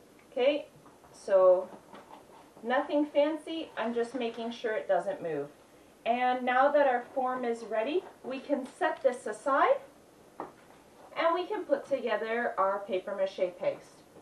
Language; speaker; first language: English; native; English